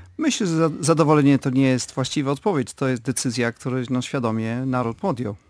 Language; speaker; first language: Polish; early bilingual, heritage; Polish